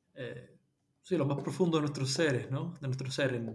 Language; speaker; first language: Spanish; early bilingual, heritage; Spanish